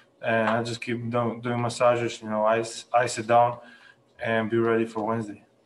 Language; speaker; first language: English; non-native, fluent; Slovenian